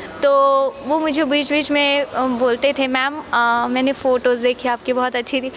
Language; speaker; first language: Hindi; native; Hindi